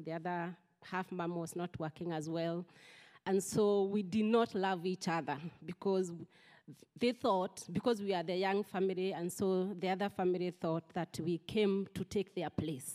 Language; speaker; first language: English; non-native, local second language; Kikuyu